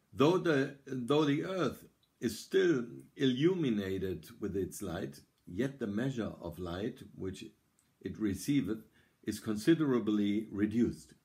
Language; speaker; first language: English; non-native, fluent; German